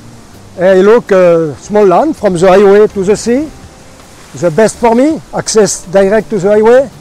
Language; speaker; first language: English; non-native, learner; French